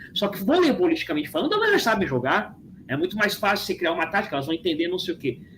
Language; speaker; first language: Portuguese; native; Portuguese